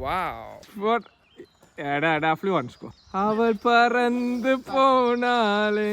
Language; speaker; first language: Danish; early bilingual, other home language; Tamil